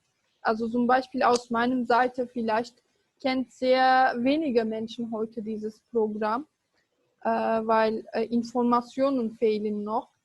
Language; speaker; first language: German; non-native, fluent; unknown